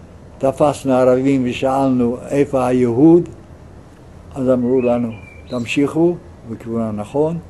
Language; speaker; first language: Hebrew; non-native, fluent; Yiddish